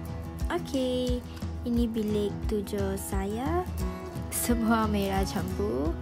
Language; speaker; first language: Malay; non-native, learner; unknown